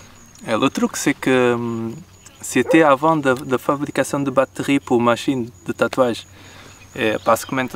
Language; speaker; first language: French; non-native, learner; Portuguese